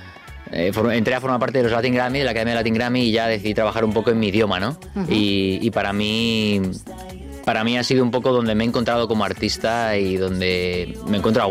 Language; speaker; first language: Spanish; native; Spanish